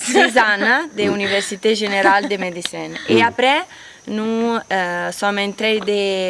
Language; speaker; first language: French; non-native, learner; Italian